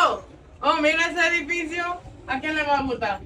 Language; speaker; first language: Spanish; non-native, fluent; English